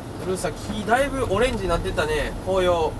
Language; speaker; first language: Japanese; native; Japanese